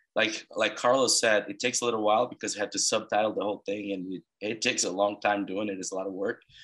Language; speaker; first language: English; non-native, fluent; Portuguese